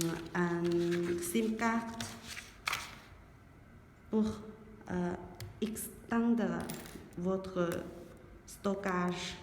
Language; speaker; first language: French; non-native, learner; Chinese